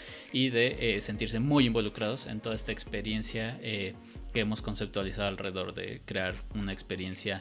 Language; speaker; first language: Spanish; native; Spanish